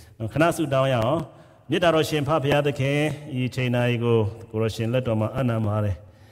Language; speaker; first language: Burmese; non-native, local second language; Kachin